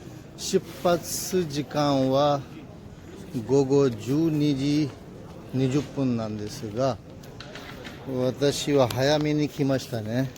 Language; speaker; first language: Japanese; non-native, fluent; Urdu